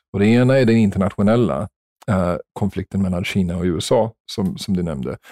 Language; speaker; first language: Swedish; non-native, fluent; English